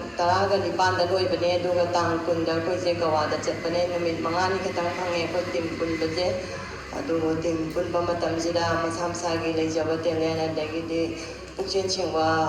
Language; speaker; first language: Manipuri; native; Manipuri